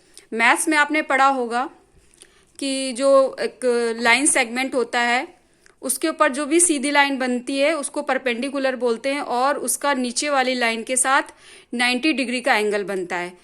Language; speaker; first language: Hindi; native; Hindi